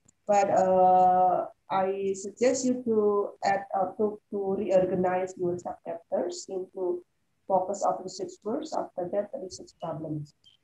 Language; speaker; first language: English; non-native, fluent; Indonesian